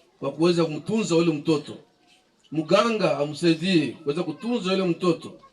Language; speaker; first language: Swahili; native; Swahili